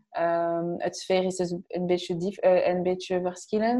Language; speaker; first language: Dutch; non-native, learner; French